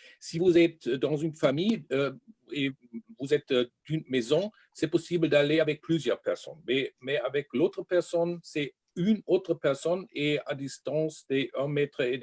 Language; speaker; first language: French; non-native, learner; German